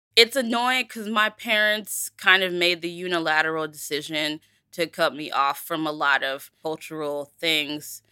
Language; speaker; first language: English; early bilingual, other home language; Yoruba